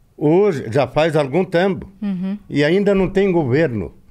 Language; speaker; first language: Portuguese; non-native, fluent; Arabic